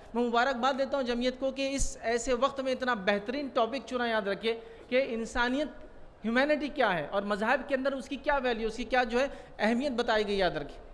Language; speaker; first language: Urdu; native; Urdu